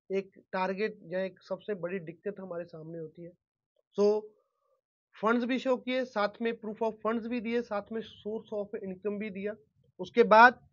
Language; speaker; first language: Hindi; non-native, local second language; Punjabi